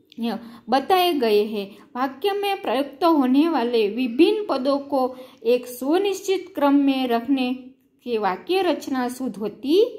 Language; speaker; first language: Hindi; non-native, local second language; Gujarati